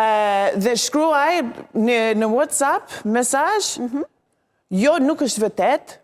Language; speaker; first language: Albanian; non-native, learner; English